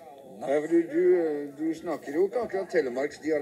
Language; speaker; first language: Norwegian; native; Norwegian